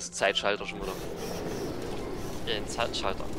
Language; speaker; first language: German; native; German